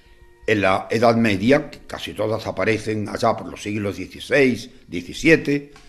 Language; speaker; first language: Spanish; native; Spanish